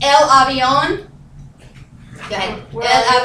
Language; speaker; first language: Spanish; non-native, fluent; English